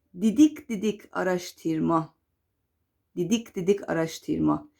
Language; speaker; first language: Turkish; non-native, fluent; Persian